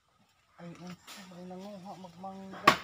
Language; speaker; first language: Filipino; non-native, local second language; Cebuano